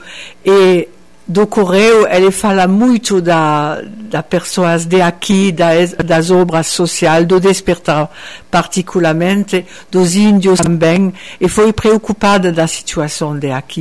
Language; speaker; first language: Portuguese; non-native, fluent; French